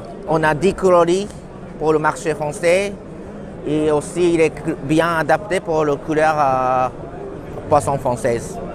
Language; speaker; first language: French; non-native, learner; Japanese